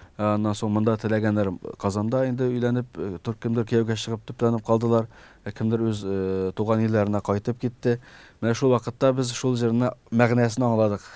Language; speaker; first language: Tatar; early bilingual, heritage; Tatar